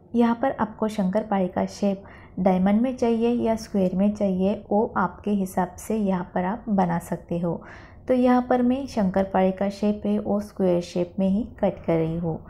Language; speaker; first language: Hindi; non-native, local second language; Marathi